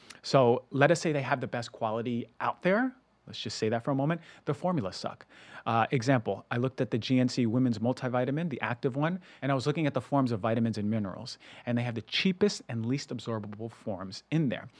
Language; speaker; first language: English; native; English